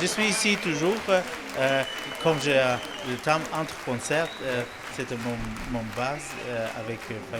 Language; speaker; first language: French; non-native, learner; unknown